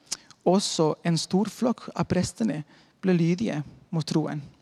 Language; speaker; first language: Norwegian; non-native, fluent; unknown